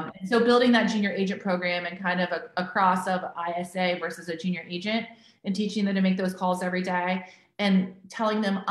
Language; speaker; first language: English; native; English